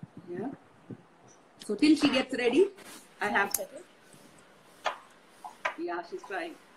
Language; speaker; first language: English; non-native, local second language; Tamil